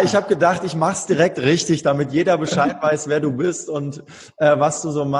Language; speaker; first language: German; native; German